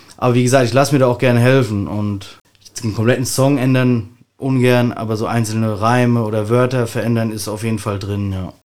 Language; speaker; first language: German; native; German